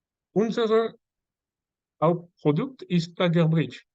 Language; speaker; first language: German; non-native, learner; French